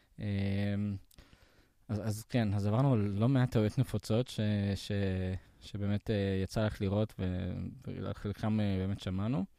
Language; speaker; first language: Hebrew; native; Hebrew